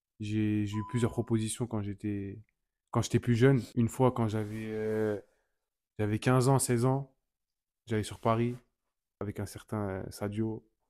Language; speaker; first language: French; native; French